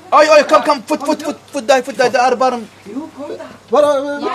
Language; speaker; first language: Norwegian; non-native, fluent; Arabic